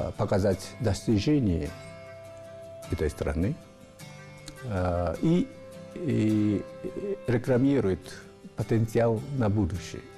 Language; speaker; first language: Russian; non-native, fluent; Slovak